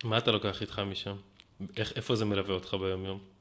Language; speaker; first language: Hebrew; native; Hebrew